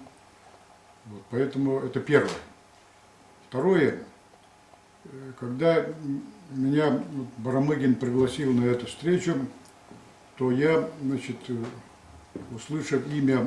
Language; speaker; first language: Russian; non-native, local second language; Yakut